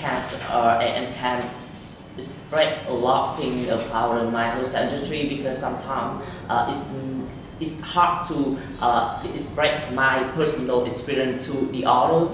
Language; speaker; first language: English; non-native, learner; Vietnamese